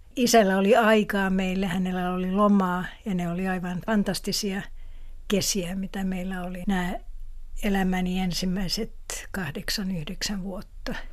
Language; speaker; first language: Finnish; non-native, local second language; Swedish